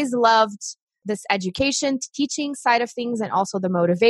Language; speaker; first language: English; non-native, fluent; Portuguese